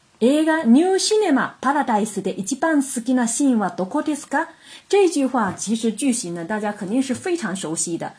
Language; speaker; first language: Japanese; non-native, fluent; Chinese